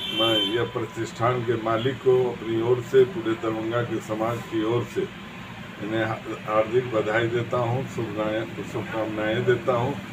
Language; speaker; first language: Hindi; native; Hindi